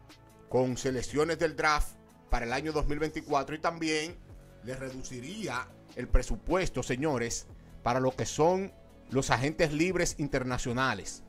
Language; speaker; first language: Spanish; native; Spanish